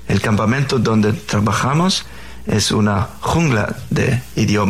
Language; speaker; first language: Spanish; non-native, learner; Faroese